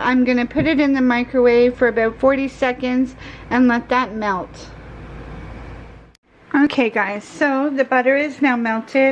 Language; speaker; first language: English; native; English